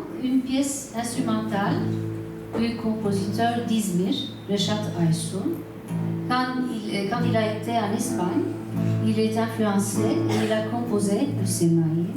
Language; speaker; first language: French; non-native, learner; Turkish